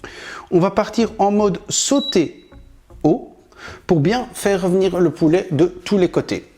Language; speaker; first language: French; native; French